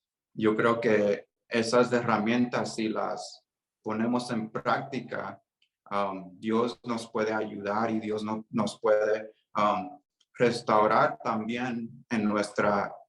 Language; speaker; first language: Spanish; early bilingual, heritage; Spanish